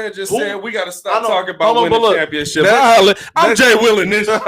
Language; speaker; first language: English; native; English